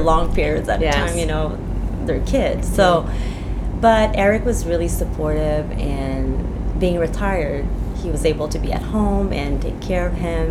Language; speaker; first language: English; non-native, fluent; French